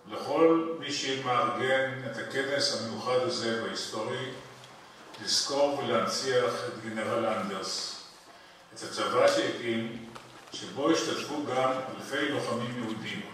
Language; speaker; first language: Hebrew; early bilingual, other home language; Polish